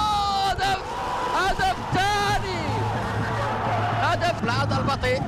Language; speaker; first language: Arabic; native; Arabic